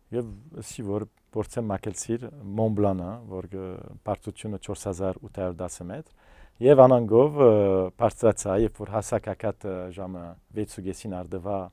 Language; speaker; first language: Armenian; early bilingual, heritage; Armenian